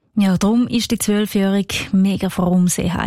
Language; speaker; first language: German; native; German